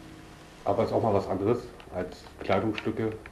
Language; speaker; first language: German; native; German